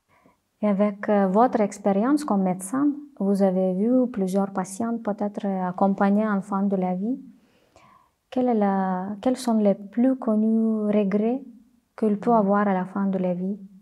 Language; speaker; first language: French; non-native, fluent; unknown